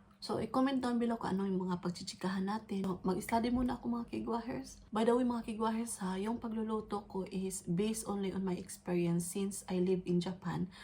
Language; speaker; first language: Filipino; non-native, local second language; Cebuano